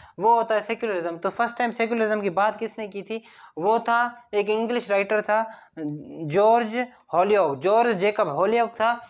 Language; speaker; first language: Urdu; non-native, local second language; Sindhi